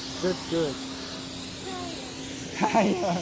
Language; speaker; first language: English; non-native, learner; Korean